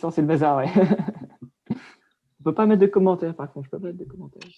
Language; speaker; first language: French; native; French